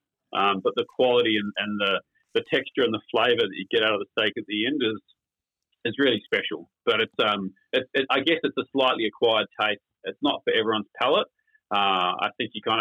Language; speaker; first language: English; native; English